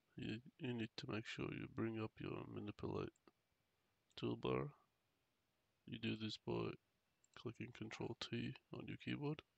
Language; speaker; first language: English; native; English